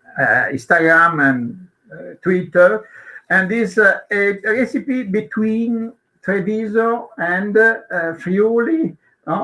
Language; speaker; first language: English; non-native, learner; Italian